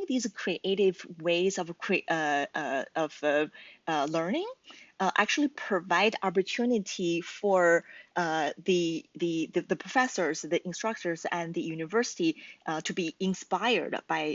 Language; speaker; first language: English; non-native, fluent; Chinese